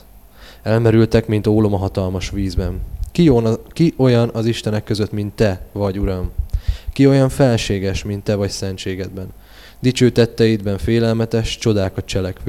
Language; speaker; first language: Hungarian; native; Hungarian